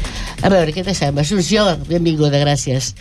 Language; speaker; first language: Catalan; native; Catalan